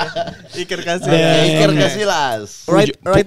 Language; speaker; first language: English; non-native, learner; Indonesian